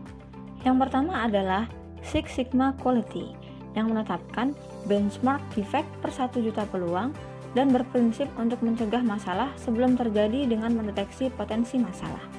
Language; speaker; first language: Indonesian; native; Indonesian